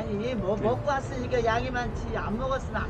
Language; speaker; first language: Korean; native; Korean